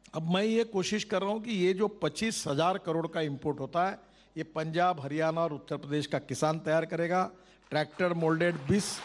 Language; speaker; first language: Hindi; non-native, local second language; Marathi